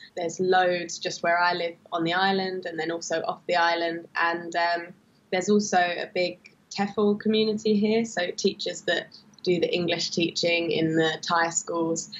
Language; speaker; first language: English; native; English